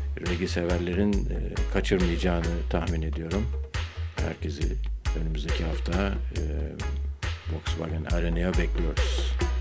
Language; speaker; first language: Turkish; native; Turkish